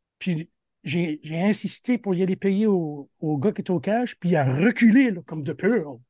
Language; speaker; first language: French; native; French